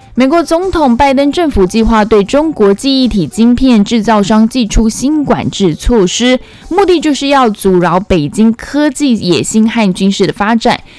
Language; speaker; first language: Chinese; non-native, fluent; Korean